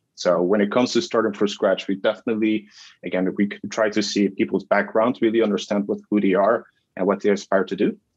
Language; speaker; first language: English; non-native, fluent; Dutch